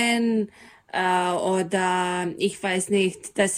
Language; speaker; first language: German; non-native, learner; Serbian